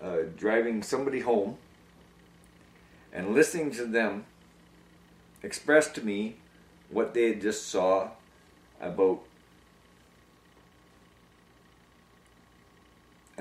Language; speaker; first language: English; native; English